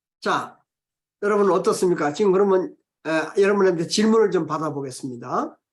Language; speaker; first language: Korean; native; Korean